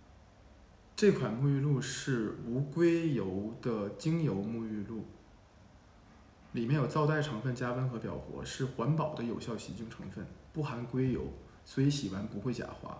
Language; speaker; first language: Chinese; native; Chinese